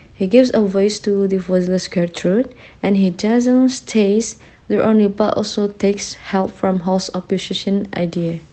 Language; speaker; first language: English; non-native, learner; Indonesian